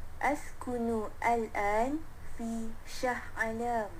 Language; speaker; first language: Arabic; non-native, learner; Malay